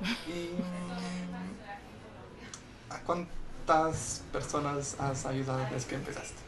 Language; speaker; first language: Spanish; non-native, learner; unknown